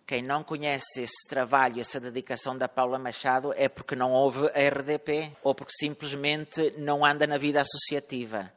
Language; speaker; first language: Portuguese; early bilingual, heritage; Portuguese